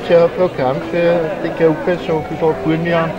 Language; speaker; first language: German; native; German